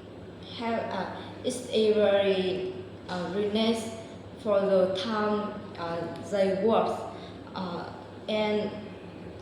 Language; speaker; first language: English; non-native, learner; Vietnamese